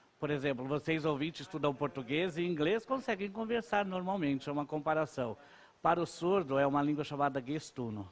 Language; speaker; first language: Portuguese; non-native, local second language; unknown